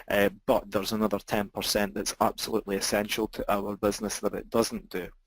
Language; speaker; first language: English; native; English